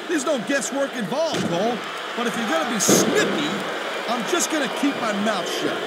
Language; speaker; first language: English; native; English